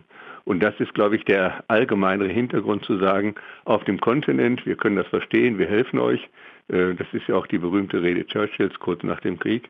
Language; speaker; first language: German; native; German